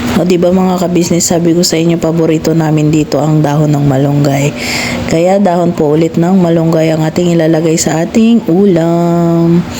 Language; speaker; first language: Filipino; non-native, local second language; Iloko